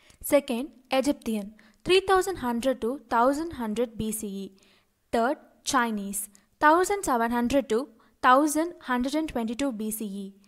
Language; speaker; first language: English; non-native, local second language; Tamil